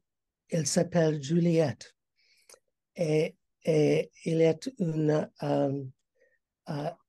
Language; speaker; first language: French; non-native, learner; English